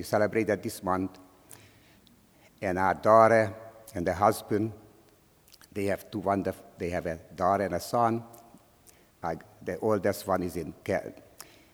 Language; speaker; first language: English; non-native, fluent; Slovak